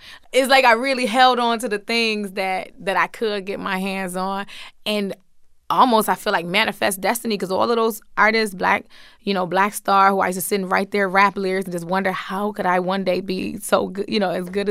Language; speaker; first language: English; native; English